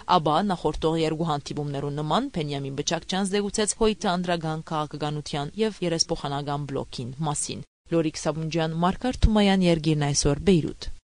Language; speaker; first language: Armenian; early bilingual, heritage; Armenian